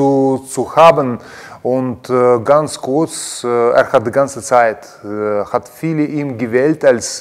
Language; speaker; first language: German; non-native, learner; Russian